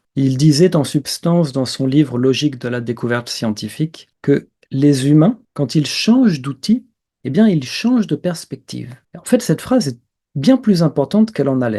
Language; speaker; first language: French; native; French